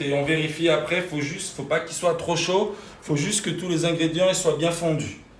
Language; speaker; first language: French; native; French